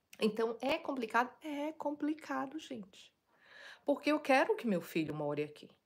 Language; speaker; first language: Portuguese; native; Portuguese